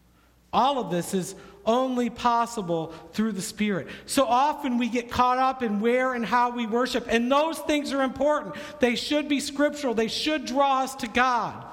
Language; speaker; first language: English; native; English